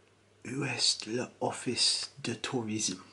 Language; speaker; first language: French; non-native, learner; English